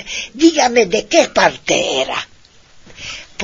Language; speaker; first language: Spanish; non-native, fluent; Hungarian